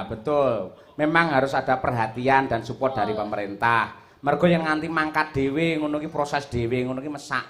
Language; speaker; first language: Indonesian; non-native, local second language; Javanese